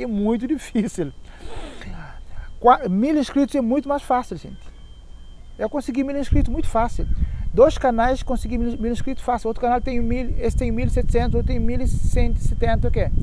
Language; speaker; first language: Portuguese; non-native, local second language; Kabuverdianu